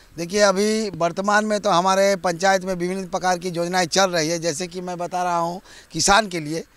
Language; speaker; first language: Hindi; native; Hindi